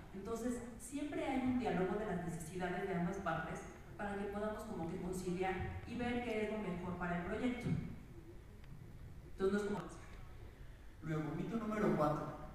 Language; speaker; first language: Spanish; native; Spanish